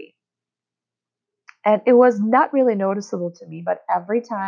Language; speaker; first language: English; non-native, fluent; Czech